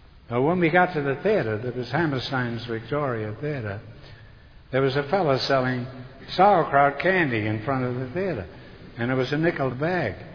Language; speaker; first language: English; native; English